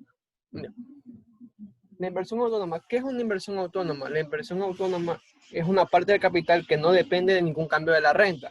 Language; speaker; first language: Spanish; native; Spanish